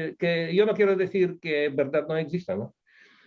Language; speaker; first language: Spanish; non-native, fluent; Polish